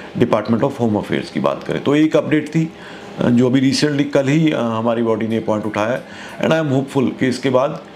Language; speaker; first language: Hindi; native; Hindi